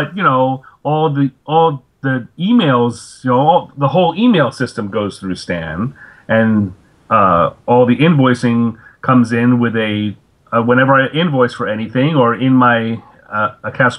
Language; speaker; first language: English; native; English